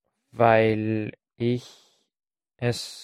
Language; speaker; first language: German; non-native, learner; French